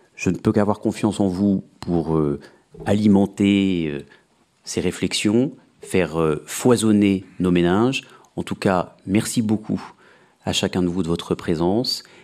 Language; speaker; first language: French; native; French